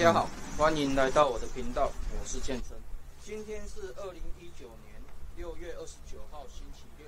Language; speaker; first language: Chinese; native; Chinese